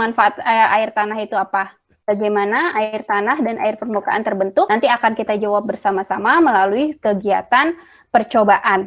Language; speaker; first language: Indonesian; native; Indonesian